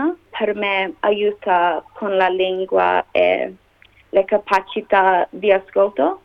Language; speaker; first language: Italian; non-native, learner; English